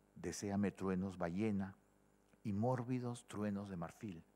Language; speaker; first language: Spanish; native; Spanish